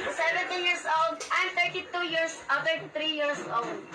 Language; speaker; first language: English; non-native, learner; Cebuano